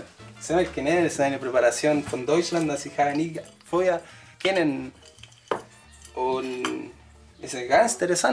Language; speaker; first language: German; non-native, learner; Spanish